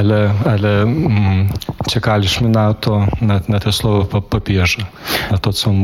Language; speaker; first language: Polish; non-native, fluent; Lithuanian